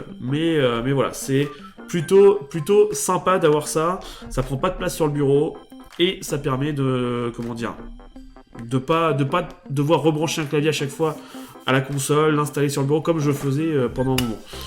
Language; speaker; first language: French; native; French